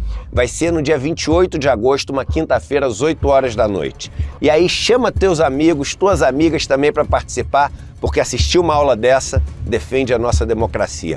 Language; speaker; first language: Portuguese; native; Portuguese